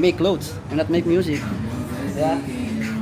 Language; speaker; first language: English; non-native, local second language; Filipino